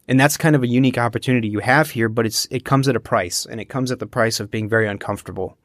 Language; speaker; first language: English; native; English